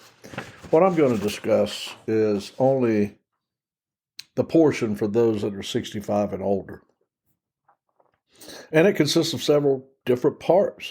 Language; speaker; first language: English; native; English